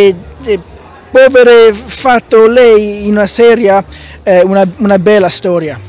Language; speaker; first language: Italian; non-native, learner; English